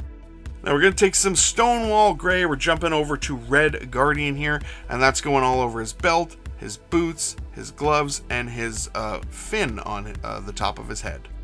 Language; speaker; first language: English; native; English